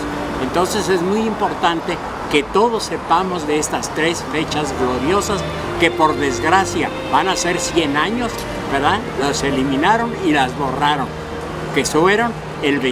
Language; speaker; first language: Spanish; native; Spanish